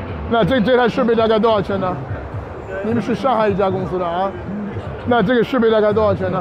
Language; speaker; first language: Chinese; non-native, fluent; English